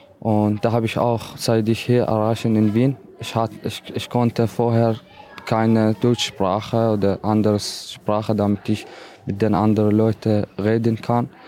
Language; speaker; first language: German; non-native, learner; Arabic